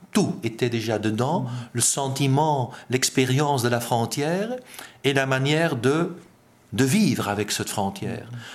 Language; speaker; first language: French; non-native, fluent; Dutch